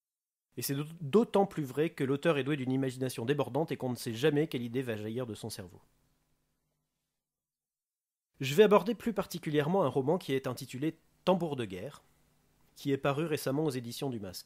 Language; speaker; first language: French; native; French